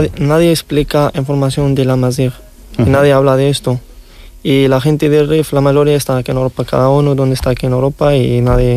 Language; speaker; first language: Spanish; non-native, learner; Riffian